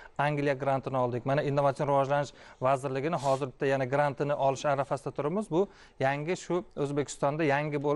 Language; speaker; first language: Uzbek; native; Uzbek